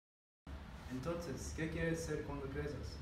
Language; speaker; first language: Spanish; non-native, learner; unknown